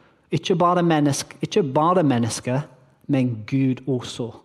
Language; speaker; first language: Norwegian; non-native, learner; English